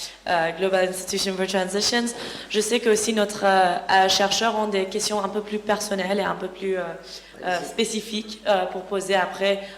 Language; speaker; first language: French; non-native, learner; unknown